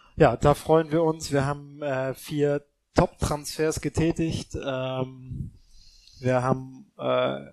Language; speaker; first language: German; native; German